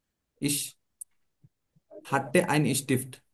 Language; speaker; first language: German; non-native, fluent; Bangla